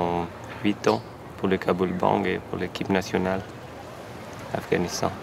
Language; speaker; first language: French; non-native, learner; Persian